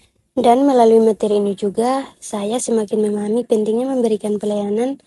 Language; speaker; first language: Indonesian; native; Indonesian